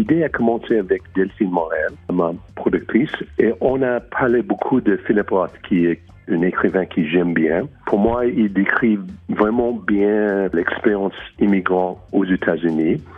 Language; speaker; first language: French; non-native, fluent; English